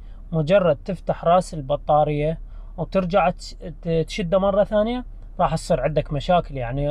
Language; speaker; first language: Arabic; native; Arabic